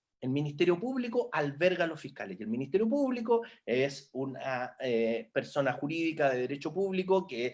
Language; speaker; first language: Spanish; native; Spanish